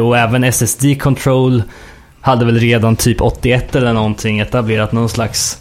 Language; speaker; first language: Swedish; native; Swedish